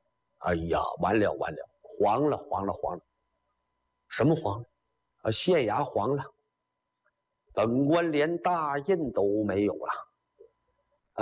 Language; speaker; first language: Chinese; native; Chinese